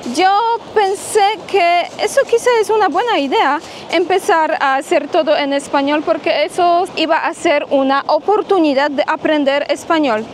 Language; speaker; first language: Spanish; non-native, fluent; Polish